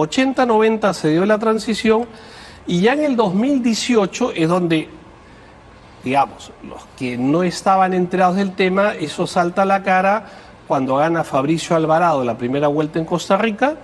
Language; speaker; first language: Spanish; native; Spanish